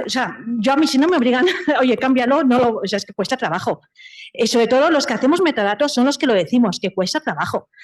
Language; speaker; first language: Spanish; native; Spanish